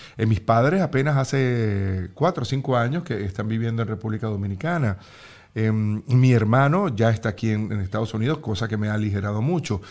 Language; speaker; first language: Spanish; native; Spanish